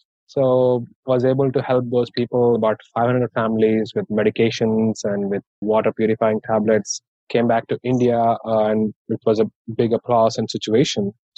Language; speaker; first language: English; non-native, local second language; Telugu